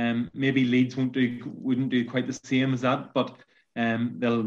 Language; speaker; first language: English; native; English